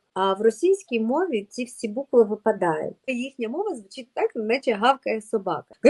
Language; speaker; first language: Ukrainian; non-native, local second language; Russian